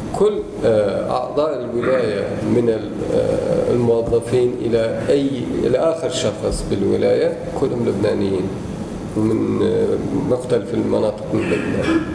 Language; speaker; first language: Arabic; non-native, fluent; Turkish